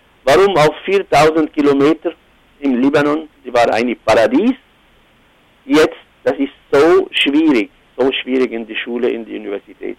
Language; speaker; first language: German; non-native, fluent; Arabic